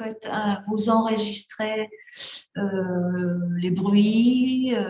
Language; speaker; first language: French; non-native, fluent; Spanish